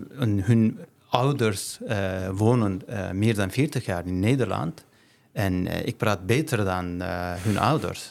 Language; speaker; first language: Dutch; non-native, learner; Turkish